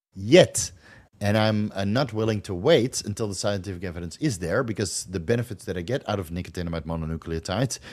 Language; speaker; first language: English; non-native, fluent; Dutch